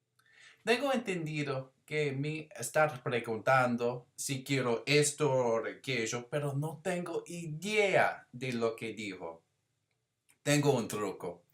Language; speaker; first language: Spanish; non-native, learner; English